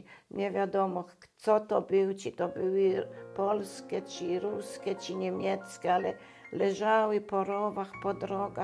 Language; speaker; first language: Polish; non-native, local second language; German